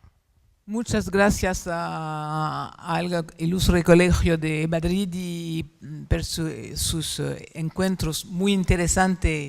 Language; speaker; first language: Spanish; non-native, fluent; French